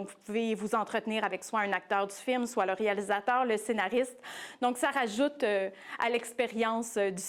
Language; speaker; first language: French; native; French